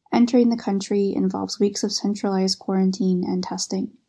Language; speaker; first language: English; native; English